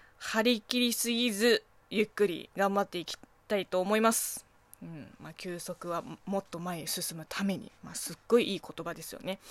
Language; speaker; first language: Japanese; non-native, fluent; Chinese